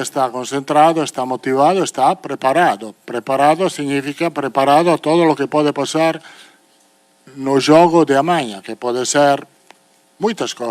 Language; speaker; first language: Portuguese; non-native, fluent; Italian